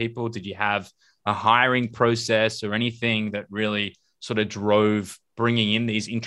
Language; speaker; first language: English; native; English